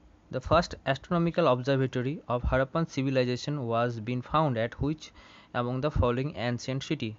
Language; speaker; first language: English; non-native, local second language; Bangla